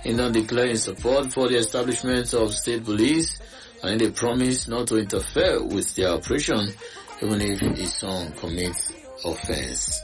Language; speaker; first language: Nigerian Pidgin; non-native, local second language; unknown